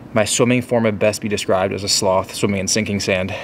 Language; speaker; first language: English; native; English